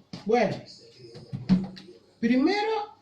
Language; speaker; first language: Spanish; non-native, learner; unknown